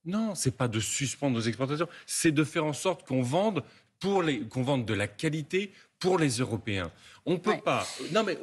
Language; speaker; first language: French; native; French